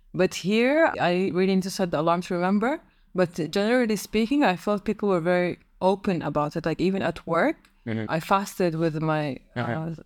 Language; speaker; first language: English; non-native, fluent; Arabic